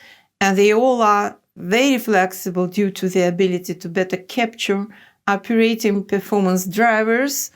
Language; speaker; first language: English; non-native, fluent; Russian